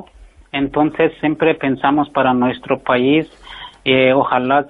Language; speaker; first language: Spanish; non-native, learner; Persian